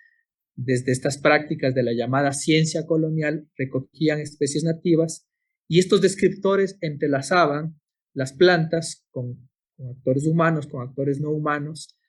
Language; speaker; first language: Spanish; native; Spanish